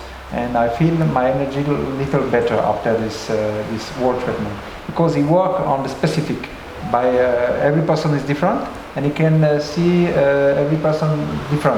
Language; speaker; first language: English; non-native, learner; French